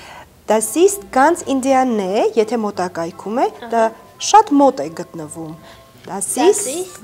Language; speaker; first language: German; non-native, fluent; Armenian